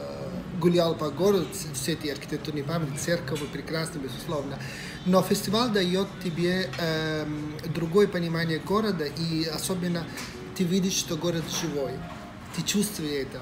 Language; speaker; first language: Russian; non-native, fluent; Italian